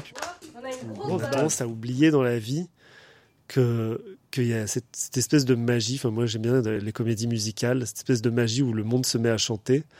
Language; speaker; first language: French; native; French